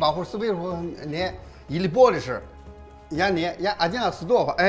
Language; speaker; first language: Russian; non-native, learner; Chinese